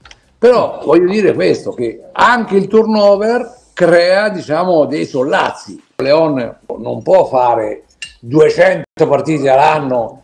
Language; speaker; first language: Italian; native; Italian